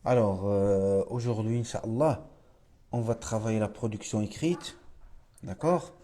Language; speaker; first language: French; non-native, local second language; Arabic